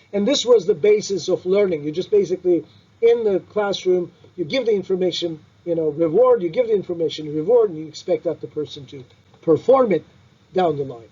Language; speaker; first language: English; non-native, fluent; Turkish